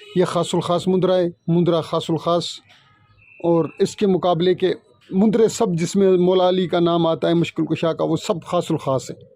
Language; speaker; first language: Urdu; non-native, local second language; Sindhi